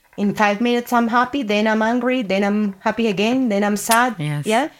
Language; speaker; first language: English; non-native, fluent; Spanish